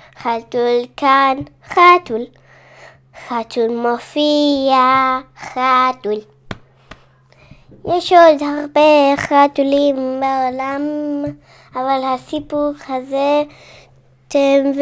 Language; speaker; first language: Hebrew; non-native, learner; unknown